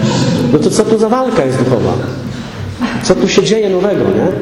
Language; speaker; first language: Polish; native; Polish